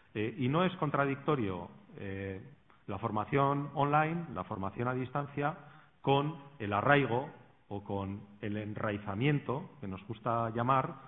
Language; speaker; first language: Spanish; native; Spanish